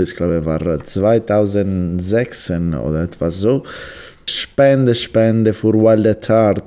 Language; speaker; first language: German; non-native, learner; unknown